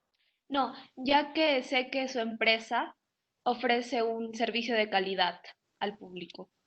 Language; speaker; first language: Spanish; native; Spanish